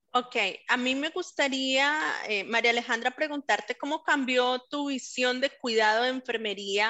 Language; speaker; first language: Spanish; native; Spanish